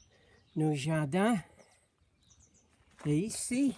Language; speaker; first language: French; non-native, learner; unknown